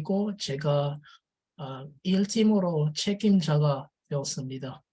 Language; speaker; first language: Korean; non-native, learner; French